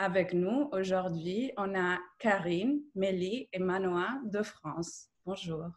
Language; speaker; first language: French; non-native, fluent; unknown